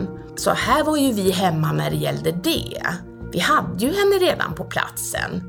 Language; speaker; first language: Swedish; native; Swedish